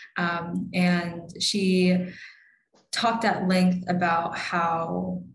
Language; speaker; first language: English; native; English